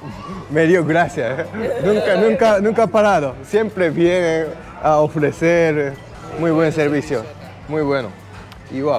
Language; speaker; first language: Spanish; non-native, fluent; Japanese